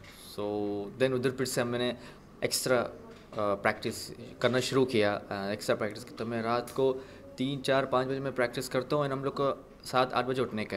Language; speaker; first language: Hindi; non-native, fluent; Arabic